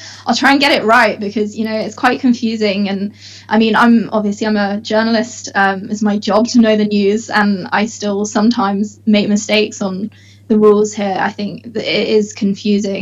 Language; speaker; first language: English; native; English